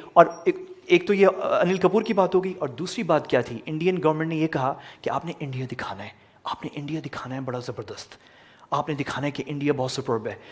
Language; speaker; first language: Urdu; native; Urdu